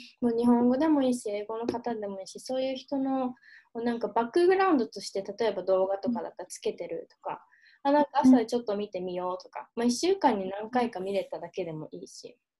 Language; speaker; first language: Japanese; early bilingual, heritage; Japanese